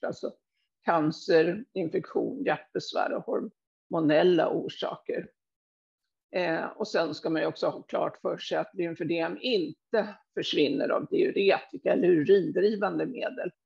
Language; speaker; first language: Swedish; native; Swedish